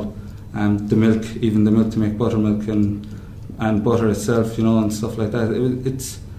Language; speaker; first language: English; native; English